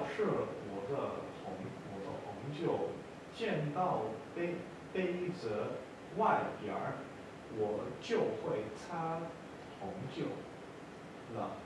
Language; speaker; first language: Chinese; non-native, learner; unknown